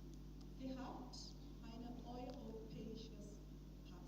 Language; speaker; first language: German; non-native, learner; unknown